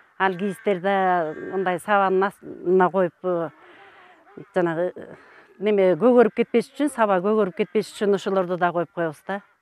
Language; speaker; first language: Kyrgyz; native; Kyrgyz